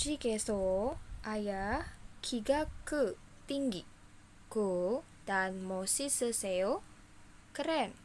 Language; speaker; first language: Korean; non-native, fluent; Indonesian